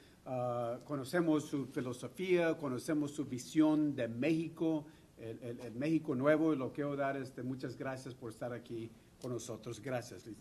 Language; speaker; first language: Spanish; early bilingual, heritage; Spanish